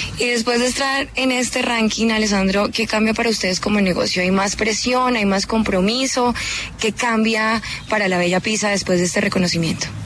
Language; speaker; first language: Spanish; native; Spanish